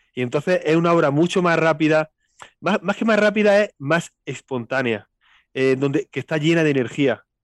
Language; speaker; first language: Spanish; native; Spanish